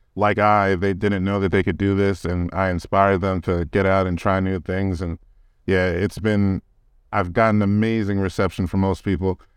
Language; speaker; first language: English; native; English